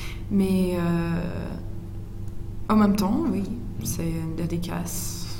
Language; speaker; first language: French; non-native, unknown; English